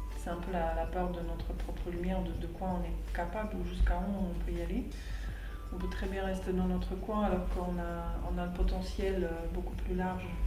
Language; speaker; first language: French; non-native, fluent; Slovak